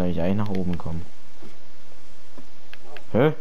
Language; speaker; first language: German; native; German